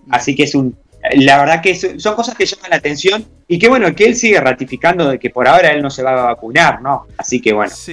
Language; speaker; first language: Spanish; native; Spanish